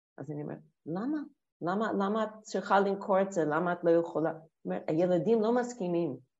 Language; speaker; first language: Hebrew; non-native, fluent; English